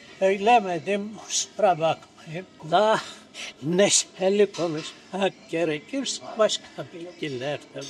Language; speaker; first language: Turkish; non-native, local second language; Greek